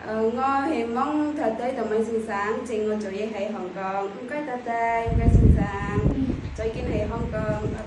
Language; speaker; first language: Cantonese; non-native, learner; Indonesian